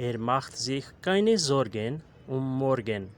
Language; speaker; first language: German; non-native, learner; Urdu